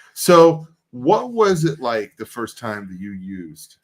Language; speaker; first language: English; native; English